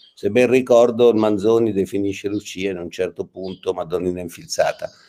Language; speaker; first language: Italian; native; Italian